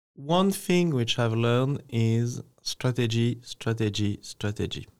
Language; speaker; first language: English; non-native, fluent; French